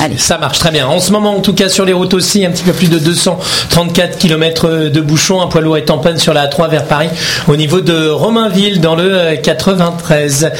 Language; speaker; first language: French; native; French